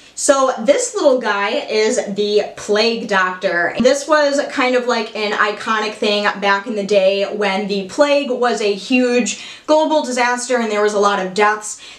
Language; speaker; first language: English; native; English